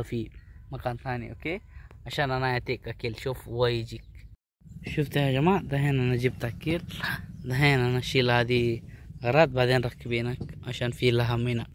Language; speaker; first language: Arabic; non-native, learner; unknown